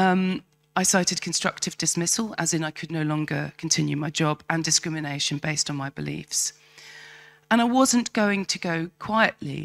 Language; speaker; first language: English; native; English